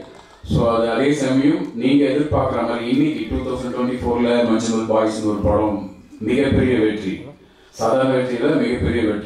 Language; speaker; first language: Tamil; native; Tamil